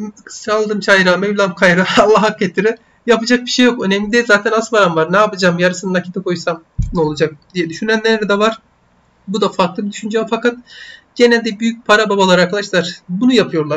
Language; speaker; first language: Turkish; native; Turkish